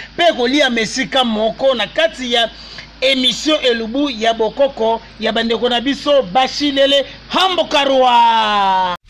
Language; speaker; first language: Lingala; native; Lingala